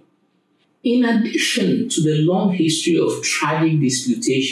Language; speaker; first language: English; non-native, local second language; Akan